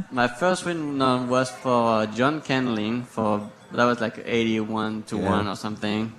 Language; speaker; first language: English; non-native, fluent; French